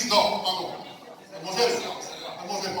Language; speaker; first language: French; non-native, local second language; Arabic